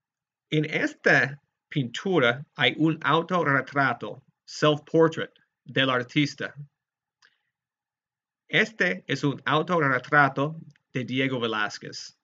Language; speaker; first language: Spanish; non-native, fluent; English